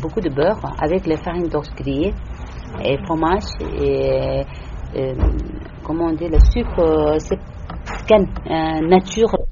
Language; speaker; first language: French; non-native, learner; Tibetan